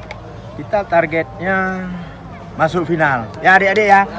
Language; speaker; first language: Indonesian; non-native, local second language; Achinese